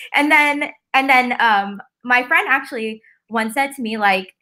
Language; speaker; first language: English; native; English